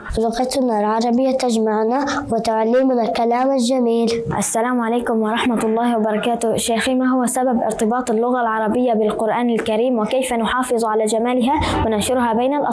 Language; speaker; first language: Arabic; non-native, learner; Urdu